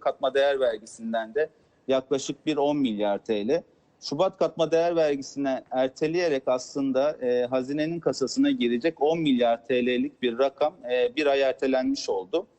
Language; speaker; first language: Turkish; native; Turkish